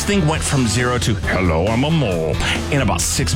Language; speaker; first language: English; native; English